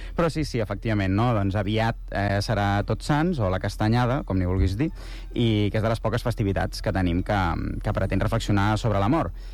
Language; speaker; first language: Catalan; native; Catalan